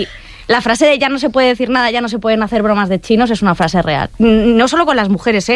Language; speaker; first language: Spanish; native; Spanish